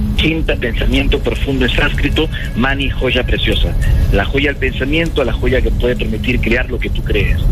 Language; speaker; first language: Spanish; native; Spanish